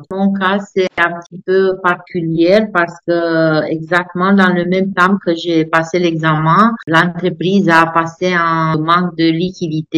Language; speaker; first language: French; non-native, fluent; Romanian